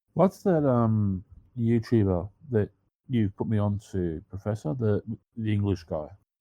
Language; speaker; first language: English; native; English